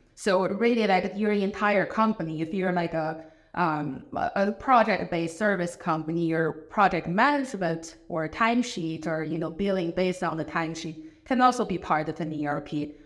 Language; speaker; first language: English; non-native, fluent; Chinese